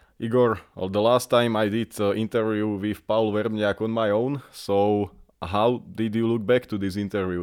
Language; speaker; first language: English; non-native, fluent; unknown